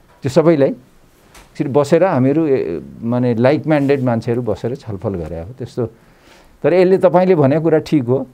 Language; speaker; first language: Nepali; native; Nepali